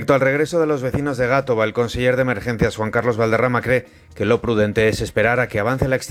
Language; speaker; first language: Spanish; native; Spanish